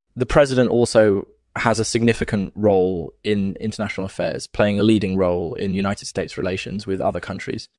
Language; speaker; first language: English; native; English